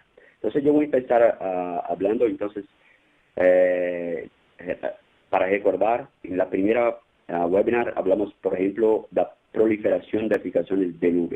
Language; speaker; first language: Spanish; non-native, fluent; Portuguese